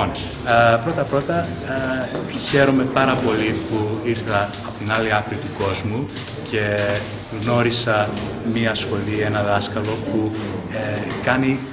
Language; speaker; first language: Greek; early bilingual, heritage; Greek